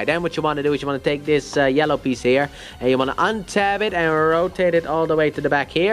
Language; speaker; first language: English; native; English